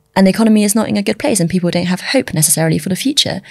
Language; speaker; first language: English; early bilingual, other home language; Chinese